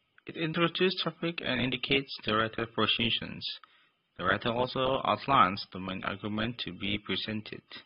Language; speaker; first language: English; non-native, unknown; Indonesian